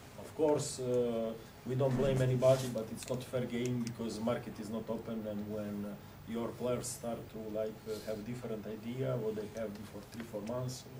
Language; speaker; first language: English; non-native, fluent; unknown